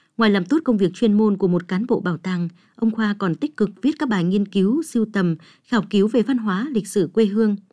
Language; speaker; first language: Vietnamese; native; Vietnamese